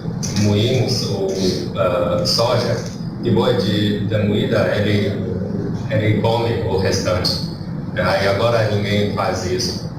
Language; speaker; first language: Portuguese; non-native, learner; Chinese